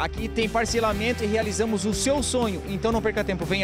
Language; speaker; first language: Portuguese; native; Portuguese